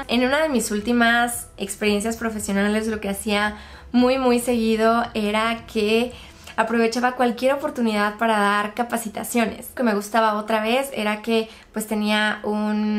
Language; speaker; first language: Spanish; native; Spanish